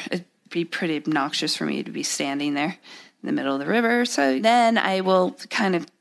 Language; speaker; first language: English; native; English